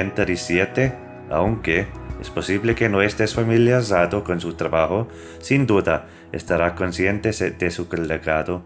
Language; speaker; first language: Spanish; non-native, fluent; English